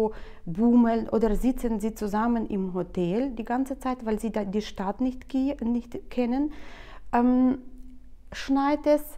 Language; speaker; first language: German; non-native, fluent; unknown